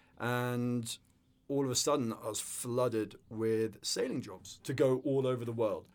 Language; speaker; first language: English; native; English